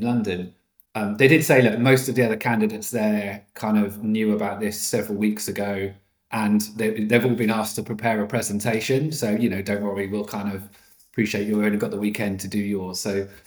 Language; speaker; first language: English; native; English